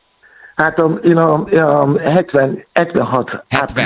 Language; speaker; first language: Hungarian; non-native, learner; Yoruba